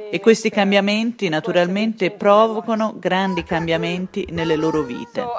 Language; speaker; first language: Italian; non-native, fluent; Arabic